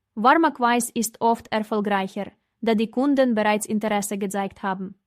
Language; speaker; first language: German; non-native, fluent; Ukrainian